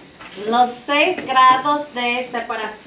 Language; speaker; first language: Spanish; non-native, fluent; English